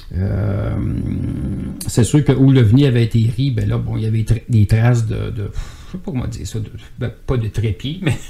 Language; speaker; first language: French; native; French